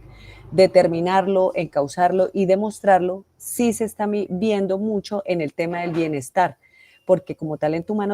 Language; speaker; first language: Spanish; native; Spanish